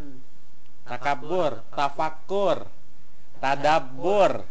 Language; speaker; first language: Arabic; non-native, fluent; Indonesian